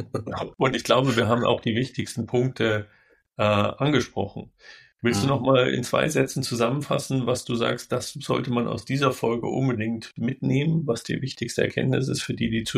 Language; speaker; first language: German; native; German